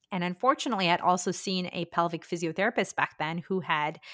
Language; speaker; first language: English; early bilingual, other home language; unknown